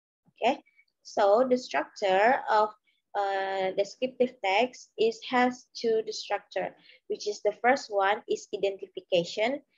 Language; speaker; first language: English; non-native, learner; Indonesian